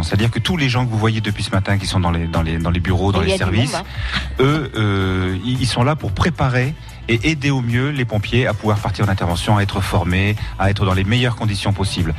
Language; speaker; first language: French; native; French